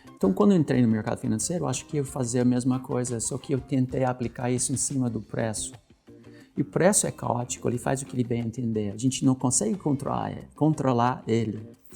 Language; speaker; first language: Portuguese; non-native, fluent; English